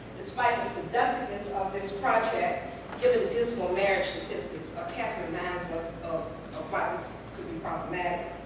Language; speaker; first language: English; native; English